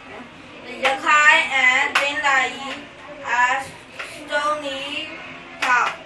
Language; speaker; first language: English; non-native, learner; Burmese